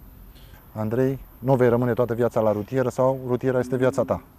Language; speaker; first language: Romanian; native; Romanian